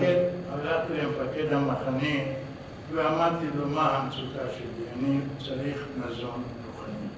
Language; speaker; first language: Hebrew; non-native, fluent; Arabic